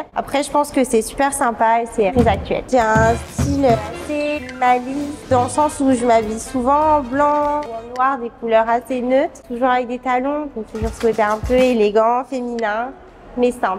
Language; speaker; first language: French; native; French